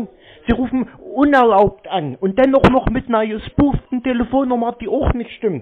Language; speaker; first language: German; native; German